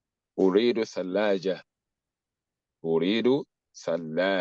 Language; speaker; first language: Arabic; non-native, fluent; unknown